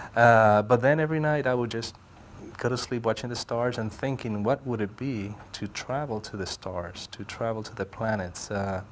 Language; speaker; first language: English; non-native, fluent; Spanish